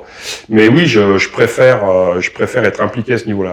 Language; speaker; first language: French; native; French